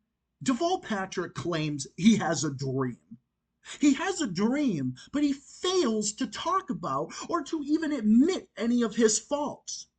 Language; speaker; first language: English; native; English